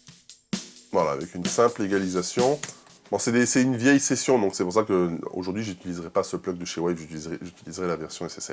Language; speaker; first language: French; native; French